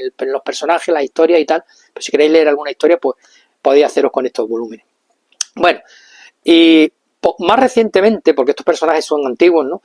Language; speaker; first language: Spanish; native; Spanish